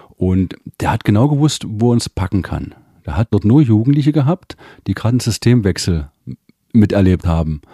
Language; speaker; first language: German; native; German